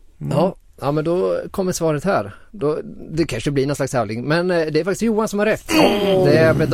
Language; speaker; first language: Swedish; native; Swedish